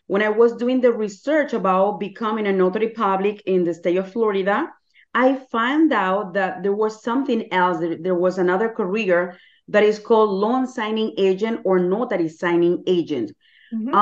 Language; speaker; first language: English; non-native, fluent; Spanish